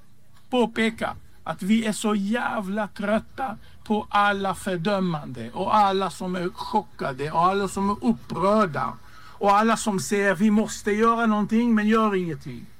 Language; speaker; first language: Swedish; non-native, fluent; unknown